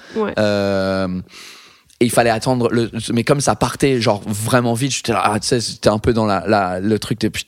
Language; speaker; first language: French; non-native, fluent; English